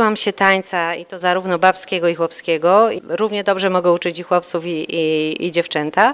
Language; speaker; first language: Polish; native; Polish